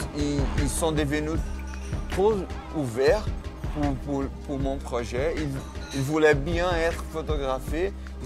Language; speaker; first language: French; non-native, fluent; Portuguese